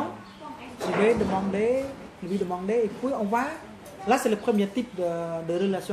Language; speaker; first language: French; non-native, fluent; Khmer